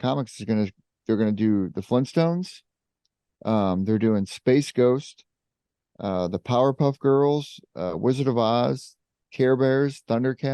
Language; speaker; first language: English; native; English